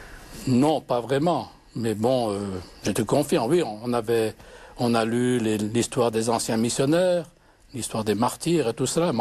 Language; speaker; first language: French; native; French